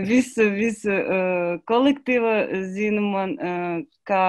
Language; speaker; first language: Latvian; non-native, learner; Kazakh